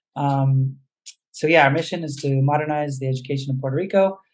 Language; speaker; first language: English; native; English